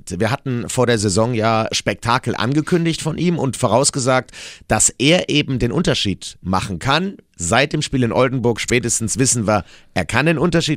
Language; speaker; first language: German; native; German